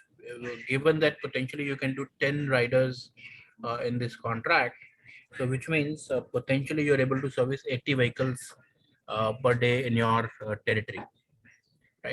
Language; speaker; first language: English; non-native, local second language; Hindi